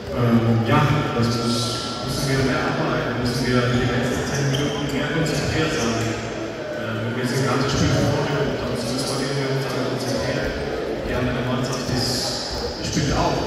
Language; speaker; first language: German; non-native, learner; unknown